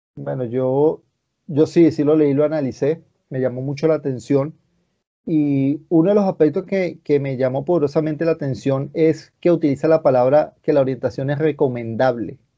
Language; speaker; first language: Spanish; native; Spanish